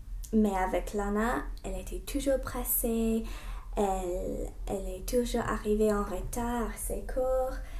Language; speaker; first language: French; non-native, learner; English